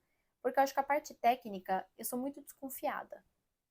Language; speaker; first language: Portuguese; native; Portuguese